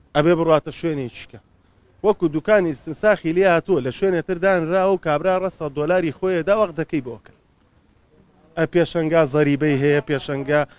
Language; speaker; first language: Central Kurdish; native; Central Kurdish